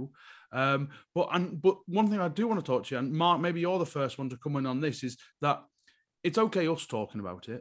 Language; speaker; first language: English; native; English